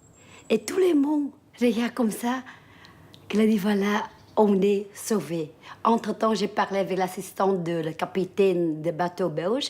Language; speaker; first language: French; early bilingual, other home language; Vietnamese